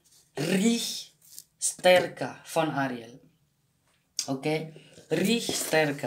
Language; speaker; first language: German; non-native, learner; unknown